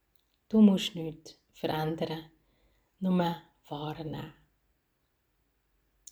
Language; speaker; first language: German; native; German